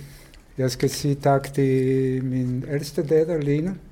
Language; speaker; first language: Danish; non-native, fluent; Hebrew